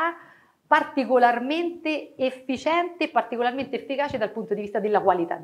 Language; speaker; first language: Italian; native; Italian